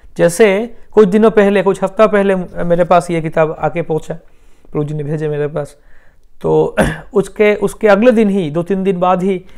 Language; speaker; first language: Hindi; non-native, local second language; Bangla